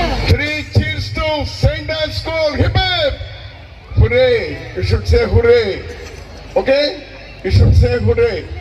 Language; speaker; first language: English; non-native, local second language; Telugu